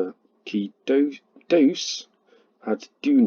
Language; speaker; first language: French; non-native, learner; English